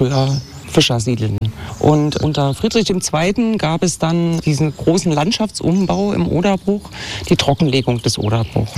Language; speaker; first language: German; native; German